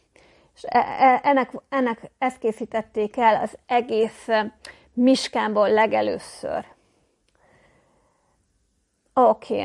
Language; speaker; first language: Hungarian; native; Hungarian